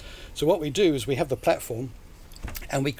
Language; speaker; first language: English; native; English